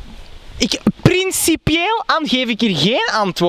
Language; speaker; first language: Dutch; native; Dutch